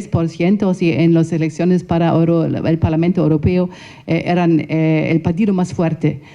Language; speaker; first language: Spanish; non-native, fluent; German